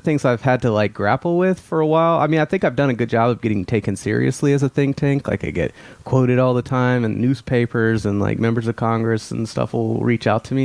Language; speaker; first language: English; native; English